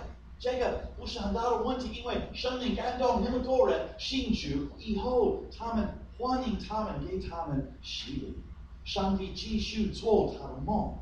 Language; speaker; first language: Chinese; non-native, fluent; English